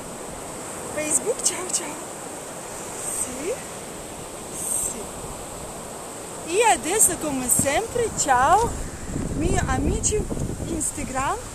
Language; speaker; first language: Italian; non-native, learner; Russian